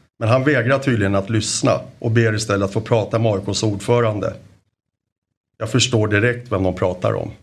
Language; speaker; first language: Swedish; native; Swedish